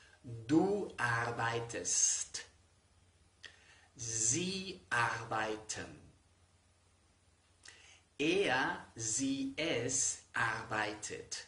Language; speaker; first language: German; non-native, fluent; Spanish